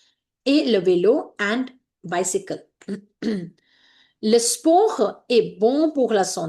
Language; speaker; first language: French; non-native, fluent; Hindi